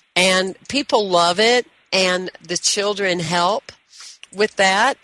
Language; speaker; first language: English; native; English